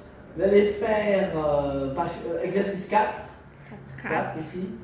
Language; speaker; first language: French; non-native, fluent; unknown